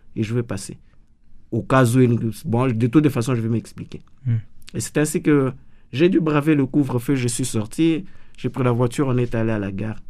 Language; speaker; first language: French; non-native, local second language; Lingala